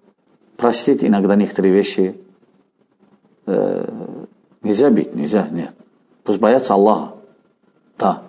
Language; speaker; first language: Russian; non-native, fluent; Azerbaijani